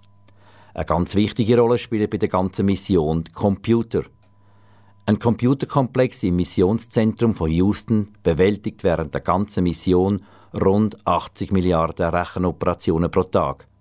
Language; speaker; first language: German; native; German